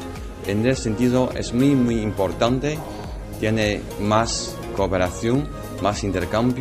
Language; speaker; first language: Spanish; non-native, fluent; Chinese